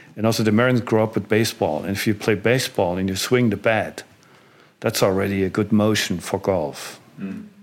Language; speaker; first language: English; non-native, fluent; German